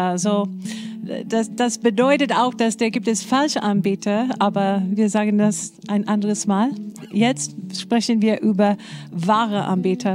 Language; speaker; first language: German; non-native, fluent; English